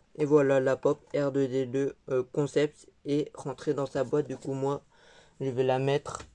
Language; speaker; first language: French; native; French